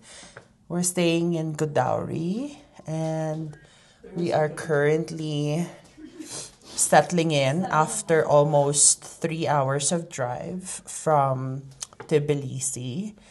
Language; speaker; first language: English; non-native, local second language; Filipino